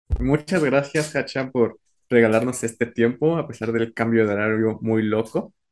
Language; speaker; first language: Spanish; native; Spanish